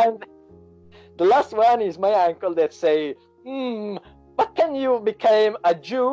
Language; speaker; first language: English; non-native, learner; Italian